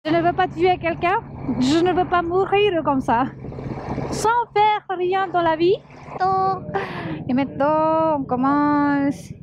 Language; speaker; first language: French; non-native, learner; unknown